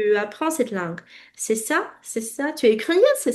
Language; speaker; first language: French; non-native, fluent; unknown